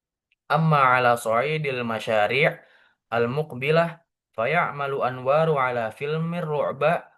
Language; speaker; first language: Arabic; non-native, learner; Indonesian